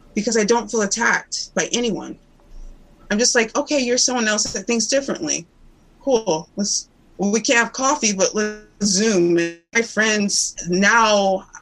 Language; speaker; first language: English; native; English